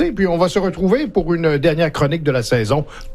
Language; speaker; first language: French; native; French